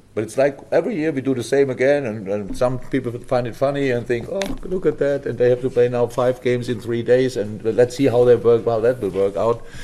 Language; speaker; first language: English; non-native, fluent; German